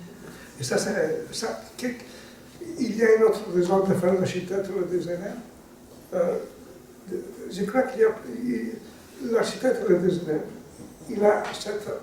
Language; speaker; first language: French; non-native, learner; Italian